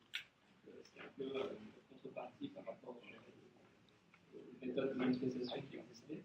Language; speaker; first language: French; native; French